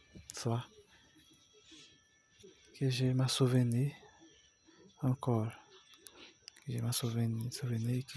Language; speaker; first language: French; non-native, learner; Portuguese